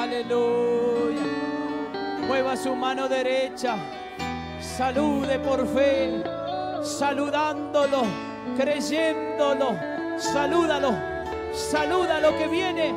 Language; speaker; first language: Spanish; native; Spanish